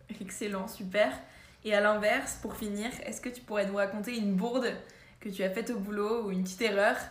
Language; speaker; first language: French; native; French